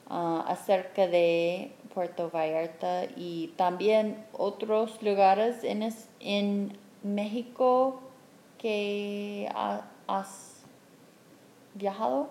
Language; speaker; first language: Spanish; non-native, fluent; English